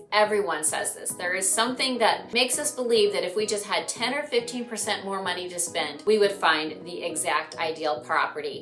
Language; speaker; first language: English; native; English